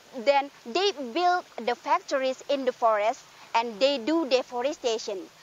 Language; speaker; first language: English; non-native, learner; Indonesian